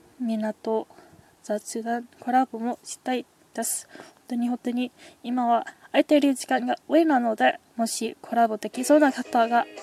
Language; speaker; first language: Japanese; non-native, learner; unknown